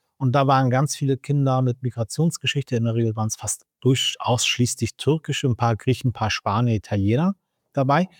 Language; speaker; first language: German; early bilingual, other home language; Turkish